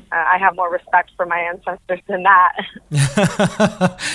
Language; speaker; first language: English; early bilingual, other home language; Spanish